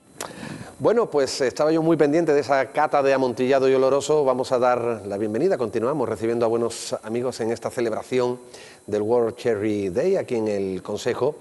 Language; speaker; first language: Spanish; native; Spanish